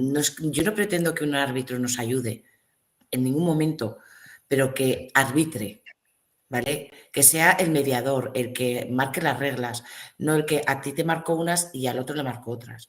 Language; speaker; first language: Spanish; native; Spanish